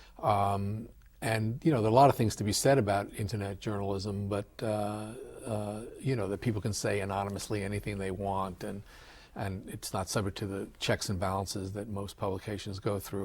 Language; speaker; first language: English; native; English